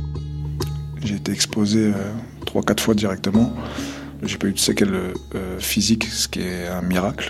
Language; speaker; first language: French; non-native, local second language; Kabyle